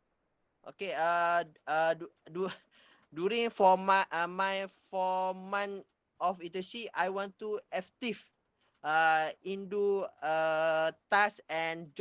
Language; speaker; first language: English; non-native, local second language; Malay